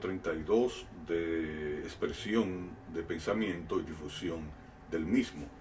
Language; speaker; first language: Spanish; native; Spanish